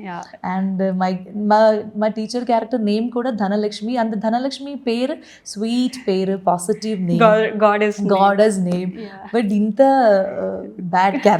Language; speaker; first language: Telugu; non-native, learner; Malayalam